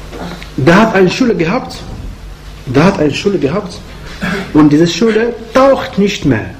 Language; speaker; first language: German; non-native, fluent; Arabic